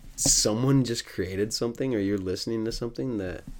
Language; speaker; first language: English; native; English